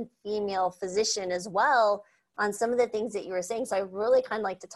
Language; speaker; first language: English; native; English